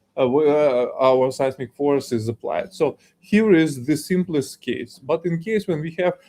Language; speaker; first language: English; non-native, fluent; Ukrainian